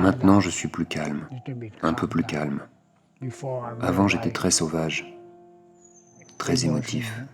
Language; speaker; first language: French; non-native, learner; Thai